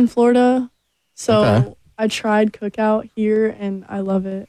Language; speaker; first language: English; native; English